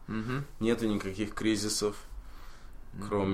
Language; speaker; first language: Russian; early bilingual, heritage; Russian